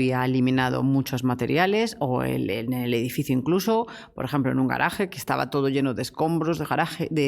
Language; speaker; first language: Spanish; native; Spanish